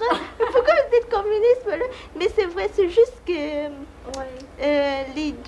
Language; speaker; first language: French; non-native, fluent; Vietnamese